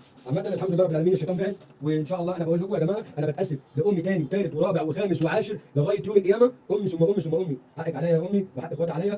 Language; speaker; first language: Arabic; native; Arabic